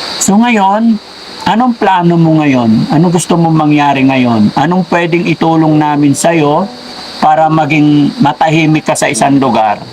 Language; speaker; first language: Filipino; native; Filipino